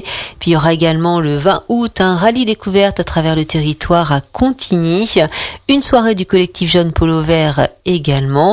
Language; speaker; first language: French; native; French